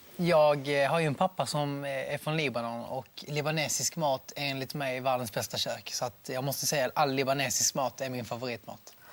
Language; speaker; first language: Swedish; native; Swedish